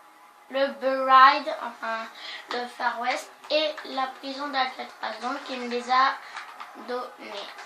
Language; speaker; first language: French; native; French